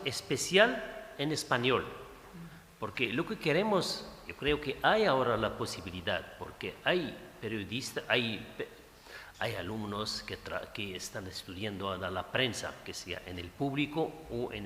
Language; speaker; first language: Spanish; non-native, fluent; Arabic